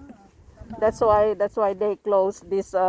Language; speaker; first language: English; non-native, local second language; Filipino